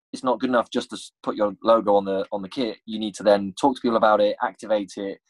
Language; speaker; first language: English; native; English